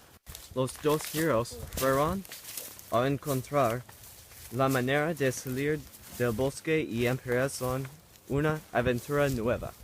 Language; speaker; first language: Spanish; non-native, learner; English